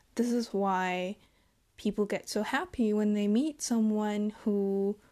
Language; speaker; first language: English; non-native, fluent; Vietnamese